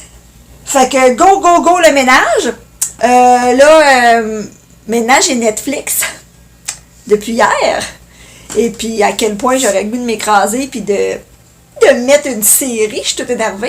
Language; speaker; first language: French; native; French